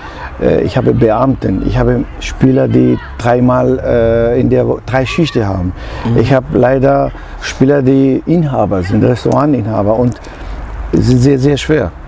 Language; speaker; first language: German; non-native, fluent; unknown